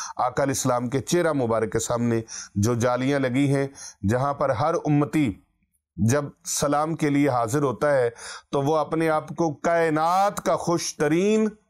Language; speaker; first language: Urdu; non-native, local second language; Punjabi